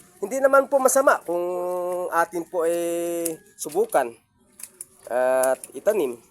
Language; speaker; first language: Filipino; non-native, local second language; Hiligaynon